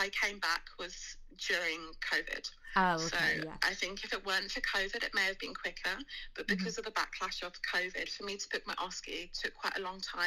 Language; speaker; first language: English; native; English